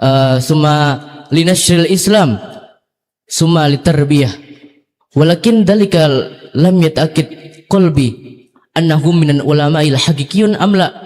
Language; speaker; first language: Arabic; non-native, learner; Indonesian